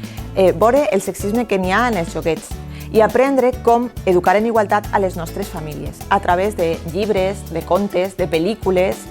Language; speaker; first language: Catalan; native; Catalan